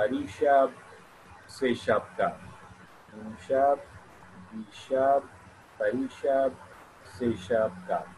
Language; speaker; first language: Persian; non-native, fluent; Urdu